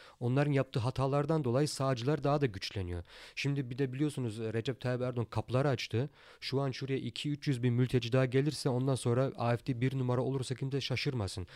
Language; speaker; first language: Turkish; early bilingual, heritage; Turkish